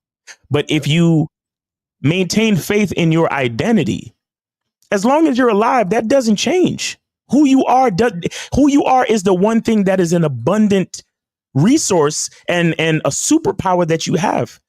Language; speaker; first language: English; native; English